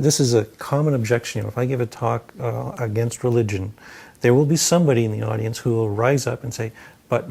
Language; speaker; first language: English; native; English